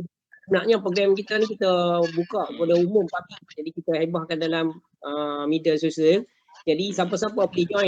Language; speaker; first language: Malay; native; Malay